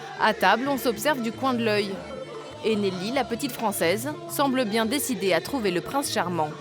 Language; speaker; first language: French; native; French